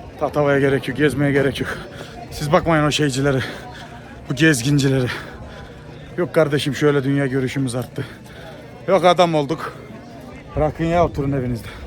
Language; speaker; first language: Turkish; native; Turkish